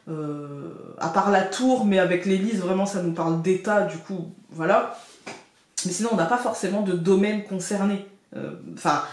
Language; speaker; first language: French; native; French